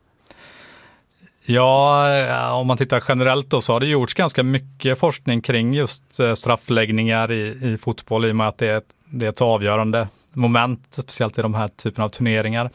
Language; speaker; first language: Swedish; native; Swedish